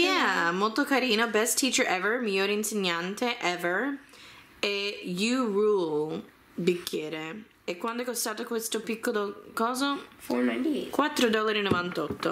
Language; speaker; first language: Italian; early bilingual, heritage; Italian